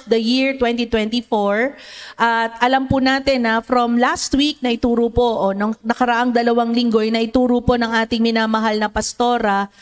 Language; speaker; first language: Filipino; native; Filipino